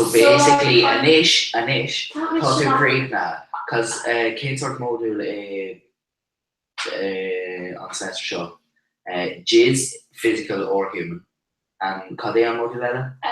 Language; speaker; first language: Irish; non-native, local second language; English